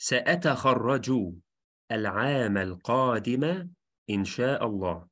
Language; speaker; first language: Arabic; non-native, fluent; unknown